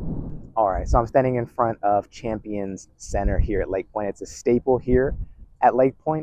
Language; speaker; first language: English; native; English